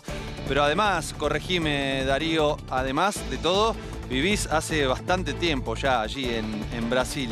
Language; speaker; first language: Spanish; native; Spanish